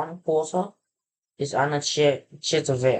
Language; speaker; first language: Russian; non-native, learner; English